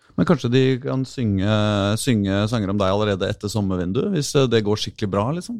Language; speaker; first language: Norwegian; native; Norwegian